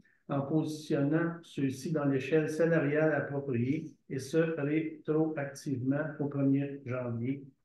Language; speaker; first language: French; native; French